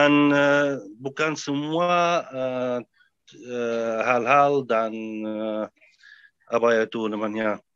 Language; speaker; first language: Indonesian; non-native, fluent; Arabic